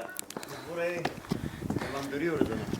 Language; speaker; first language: Turkish; native; Turkish